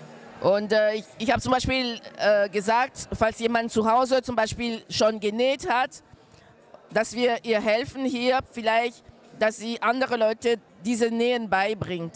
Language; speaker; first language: German; non-native, fluent; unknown